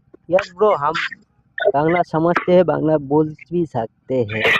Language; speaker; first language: Hindi; non-native, local second language; Bangla